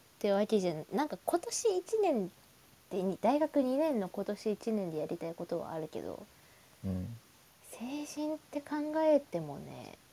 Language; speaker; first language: Japanese; native; Japanese